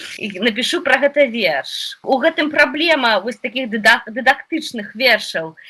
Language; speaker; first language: Belarusian; non-native, local second language; Russian